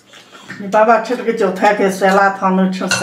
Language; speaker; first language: Chinese; native; Chinese